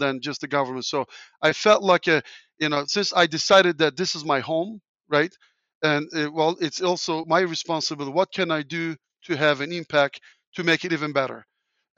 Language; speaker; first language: English; non-native, fluent; Turkish